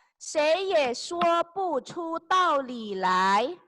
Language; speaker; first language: Chinese; non-native, fluent; Indonesian